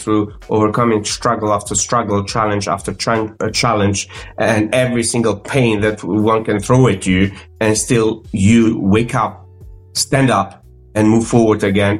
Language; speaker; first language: English; non-native, fluent; Macedonian